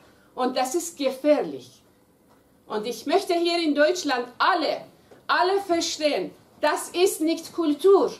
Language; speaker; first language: German; non-native, fluent; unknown